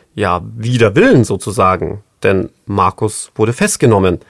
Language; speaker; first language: German; non-native, fluent; English